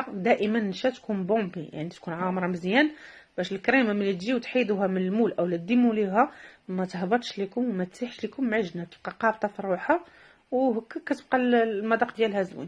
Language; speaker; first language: Arabic; native; Arabic